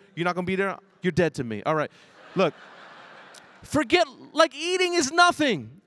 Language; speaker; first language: English; early bilingual, other home language; Chinese